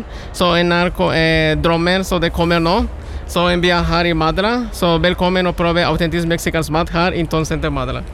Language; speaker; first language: Norwegian; non-native, learner; Spanish